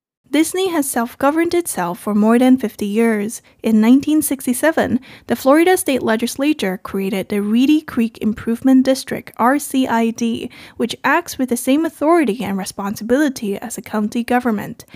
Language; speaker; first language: English; non-native, fluent; Chinese